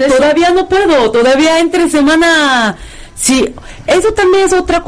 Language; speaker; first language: Spanish; non-native, fluent; Korean